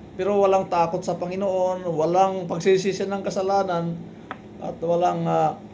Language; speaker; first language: Filipino; non-native, local second language; Waray